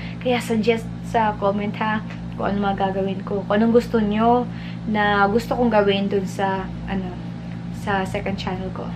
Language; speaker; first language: Filipino; native; Filipino